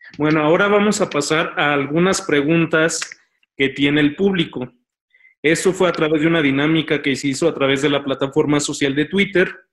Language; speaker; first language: Spanish; native; Spanish